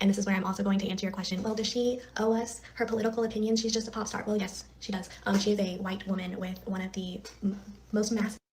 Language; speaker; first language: English; native; English